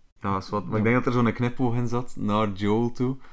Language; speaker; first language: Dutch; native; Dutch